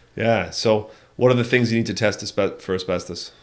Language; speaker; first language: English; native; English